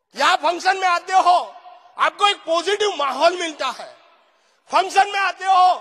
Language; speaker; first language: Hindi; non-native, local second language; Gujarati